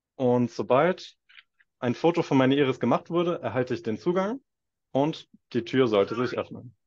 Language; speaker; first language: German; native; German